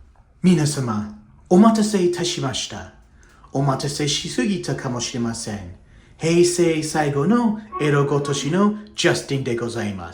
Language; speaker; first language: Japanese; non-native, learner; English